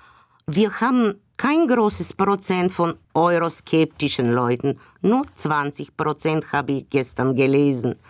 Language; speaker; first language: German; non-native, fluent; Bulgarian